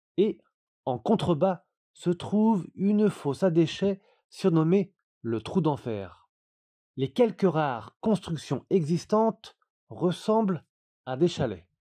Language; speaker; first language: French; native; French